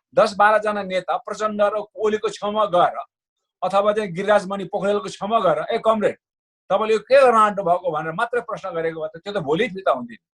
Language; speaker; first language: Nepali; non-native, local second language; Sherpa